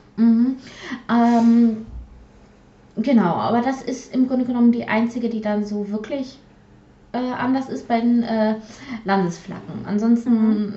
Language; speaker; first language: German; early bilingual, other home language; Polish